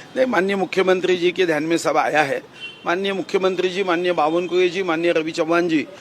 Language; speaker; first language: Hindi; non-native, local second language; Marathi